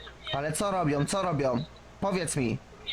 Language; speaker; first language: Polish; native; Polish